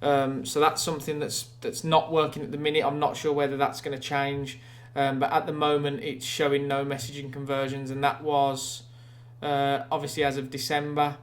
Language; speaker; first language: English; native; English